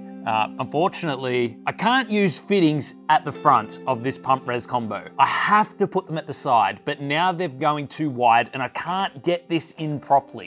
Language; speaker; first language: English; native; English